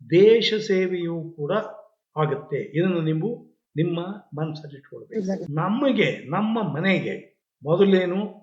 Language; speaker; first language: Kannada; native; Kannada